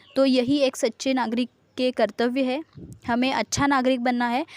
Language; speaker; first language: Hindi; non-native, local second language; Marathi